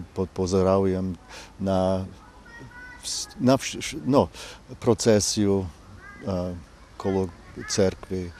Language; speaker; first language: Ukrainian; non-native, fluent; English